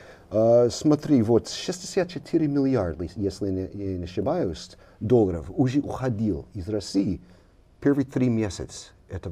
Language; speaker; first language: Russian; non-native, fluent; English